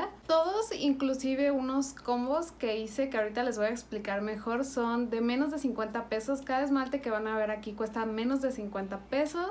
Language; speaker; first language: Spanish; native; Spanish